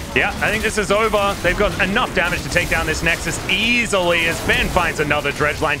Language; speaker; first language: English; native; English